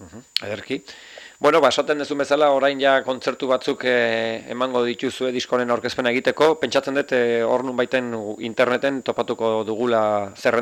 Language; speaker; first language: Basque; native; Basque